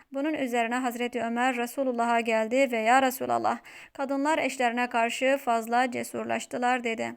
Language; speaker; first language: Turkish; native; Turkish